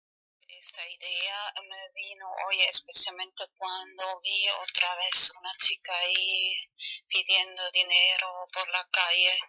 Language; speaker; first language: Spanish; non-native, fluent; German